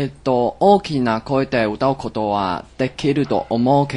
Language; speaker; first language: Japanese; non-native, learner; Chinese